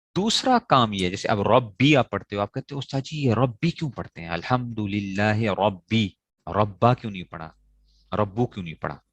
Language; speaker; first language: Urdu; non-native, local second language; Pashto